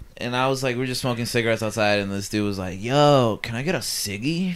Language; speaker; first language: English; early bilingual, other home language; Spanish